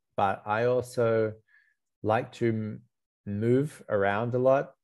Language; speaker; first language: English; native; English